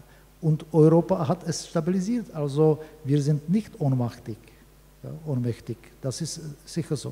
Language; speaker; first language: German; non-native, fluent; Czech